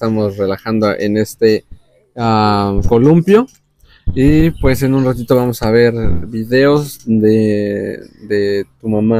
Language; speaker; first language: Spanish; native; Spanish